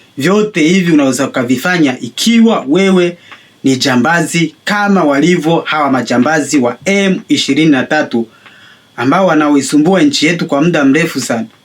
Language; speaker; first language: Swahili; native; Swahili